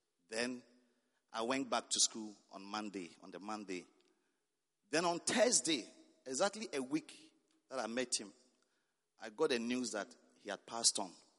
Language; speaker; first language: English; non-native, local second language; Akan